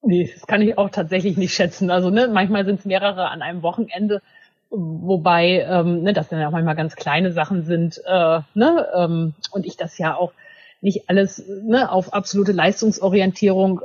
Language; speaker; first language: German; native; German